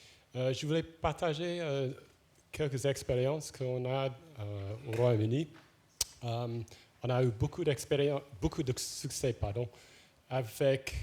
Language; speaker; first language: French; non-native, fluent; English